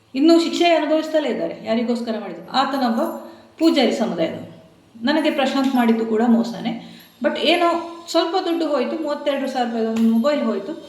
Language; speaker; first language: Kannada; non-native, local second language; Tulu